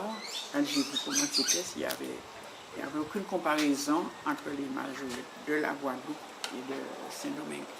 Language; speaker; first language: French; non-native, local second language; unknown